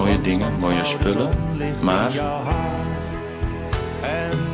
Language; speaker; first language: Dutch; non-native, learner; Arabic